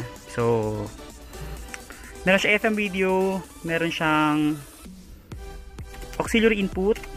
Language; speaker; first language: Filipino; native; Filipino